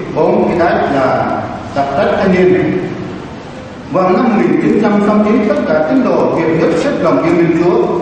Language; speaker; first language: Vietnamese; non-native, local second language; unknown